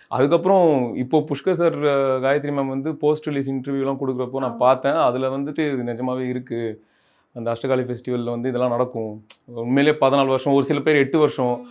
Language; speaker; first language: Tamil; native; Tamil